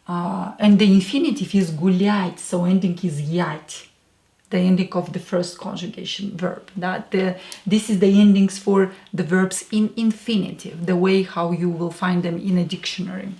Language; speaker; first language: English; non-native, fluent; Russian